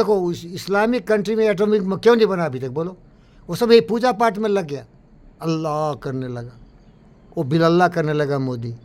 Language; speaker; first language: Hindi; native; Hindi